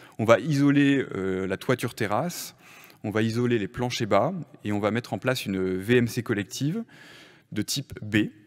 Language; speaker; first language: French; native; French